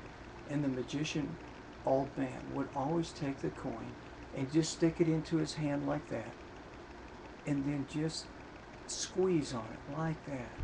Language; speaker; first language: English; native; English